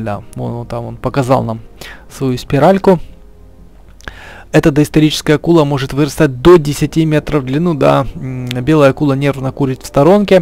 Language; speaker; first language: Russian; native; Russian